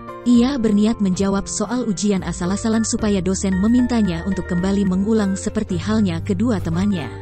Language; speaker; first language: Indonesian; native; Indonesian